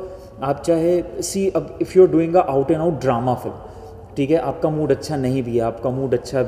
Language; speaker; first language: Hindi; native; Hindi